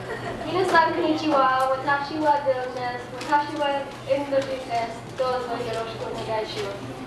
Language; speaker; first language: Japanese; non-native, learner; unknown